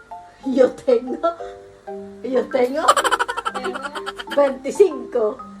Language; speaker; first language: Spanish; non-native, learner; Filipino